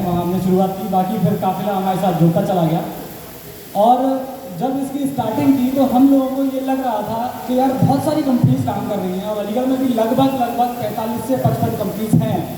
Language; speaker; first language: Hindi; native; Hindi